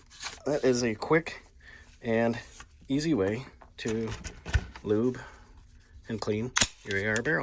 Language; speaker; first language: English; native; English